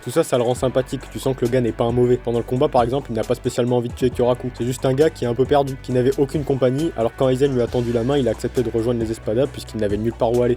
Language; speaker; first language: French; native; French